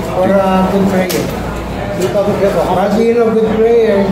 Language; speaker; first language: English; non-native, learner; Filipino